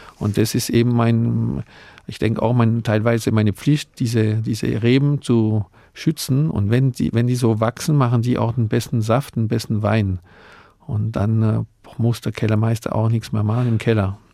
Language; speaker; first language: German; non-native, local second language; Swiss German